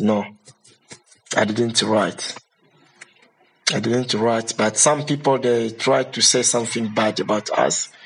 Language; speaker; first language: English; non-native, learner; Lingala